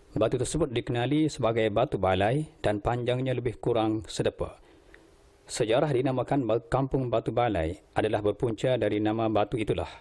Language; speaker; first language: Malay; native; Malay